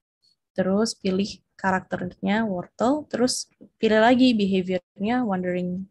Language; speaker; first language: Indonesian; native; Indonesian